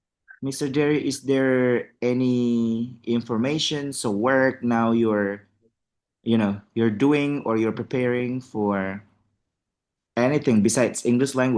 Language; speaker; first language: English; non-native, fluent; Indonesian